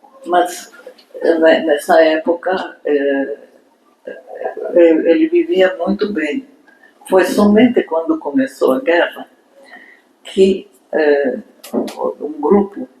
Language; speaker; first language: Portuguese; non-native, fluent; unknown